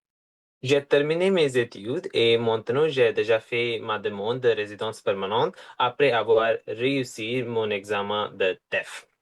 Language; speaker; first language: French; non-native, fluent; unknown